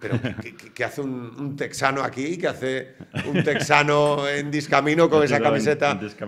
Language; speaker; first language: Spanish; native; Spanish